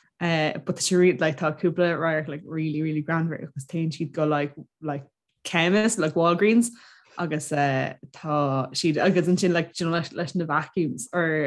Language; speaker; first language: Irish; non-native, local second language; English